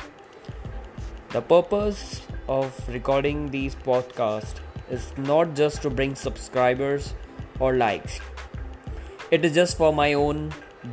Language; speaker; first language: English; non-native, local second language; Hindi